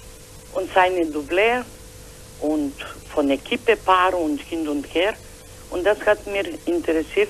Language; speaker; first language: German; non-native, learner; Croatian